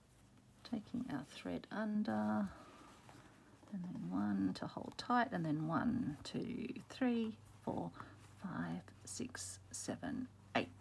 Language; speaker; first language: English; native; English